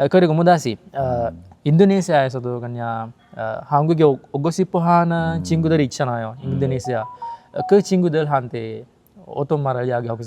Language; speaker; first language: Korean; non-native, fluent; Sinhala